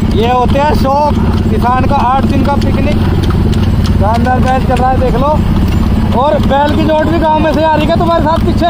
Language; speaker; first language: Hindi; native; Hindi